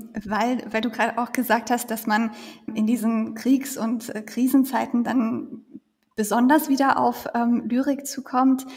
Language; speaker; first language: German; native; German